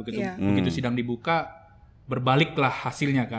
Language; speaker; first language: Indonesian; native; Indonesian